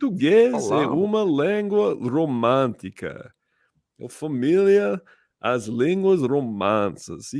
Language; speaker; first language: Portuguese; non-native, learner; English